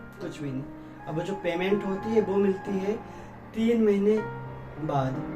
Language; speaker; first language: Hindi; native; Hindi